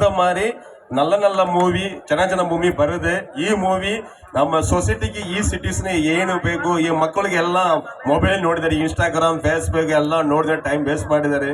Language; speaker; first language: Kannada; non-native, local second language; Tamil